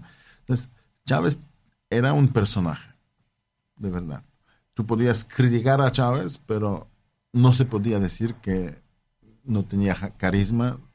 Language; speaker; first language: Spanish; non-native, fluent; Polish